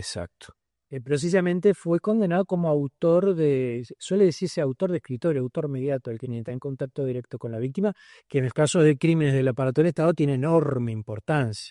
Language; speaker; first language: Spanish; native; Spanish